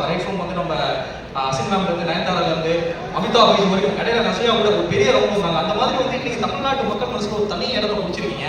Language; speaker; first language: Tamil; native; Tamil